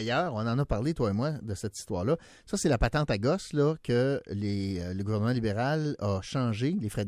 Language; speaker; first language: French; native; French